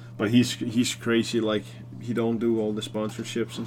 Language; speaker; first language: English; non-native, fluent; Danish